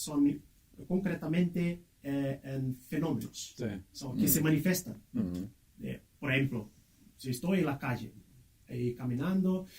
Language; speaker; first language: Spanish; non-native, fluent; Portuguese